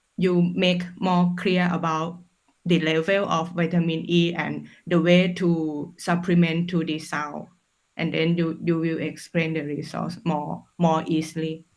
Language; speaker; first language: English; non-native, fluent; Thai